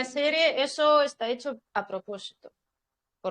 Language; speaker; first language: Spanish; non-native, fluent; Russian